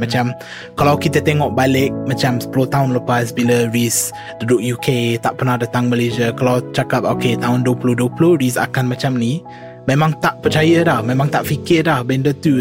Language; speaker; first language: Malay; non-native, fluent; English